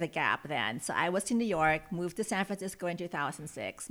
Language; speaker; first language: English; non-native, local second language; Filipino